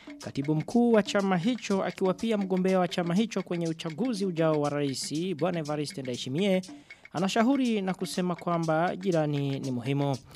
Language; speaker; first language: Swahili; non-native, local second language; Rundi